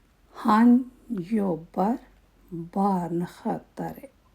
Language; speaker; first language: Swedish; non-native, fluent; Urdu